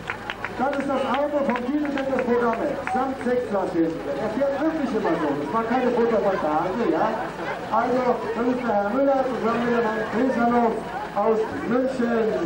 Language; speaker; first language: German; native; German